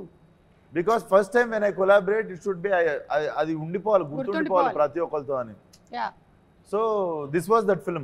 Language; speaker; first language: Telugu; native; Telugu